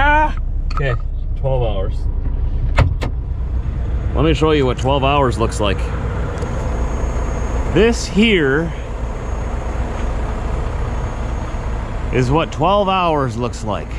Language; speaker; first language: English; native; English